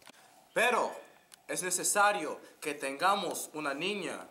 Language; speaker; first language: Spanish; non-native, learner; English